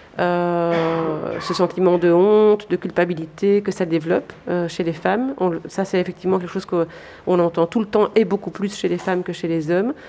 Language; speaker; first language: French; native; French